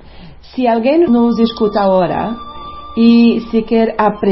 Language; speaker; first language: Spanish; non-native, learner; Portuguese